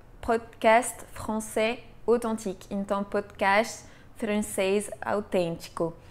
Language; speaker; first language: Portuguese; non-native, fluent; French